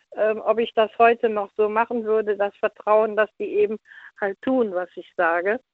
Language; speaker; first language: German; native; German